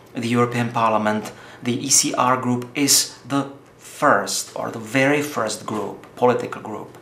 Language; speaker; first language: English; non-native, fluent; Czech